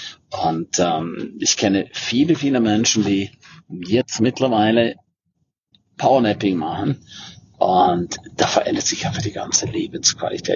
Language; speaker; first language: German; native; German